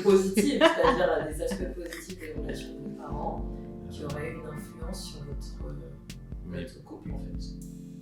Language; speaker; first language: French; native; French